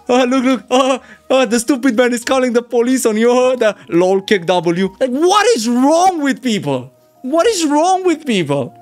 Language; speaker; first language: English; non-native, fluent; Romanian